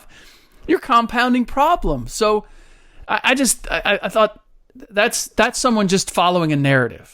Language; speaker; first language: English; native; English